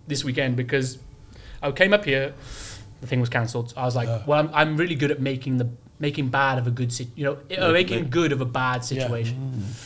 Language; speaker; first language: English; native; English